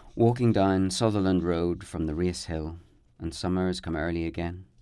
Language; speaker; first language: English; native; English